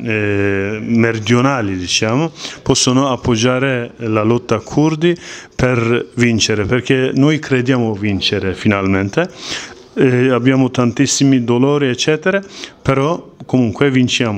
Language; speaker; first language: Italian; non-native, learner; Kurdish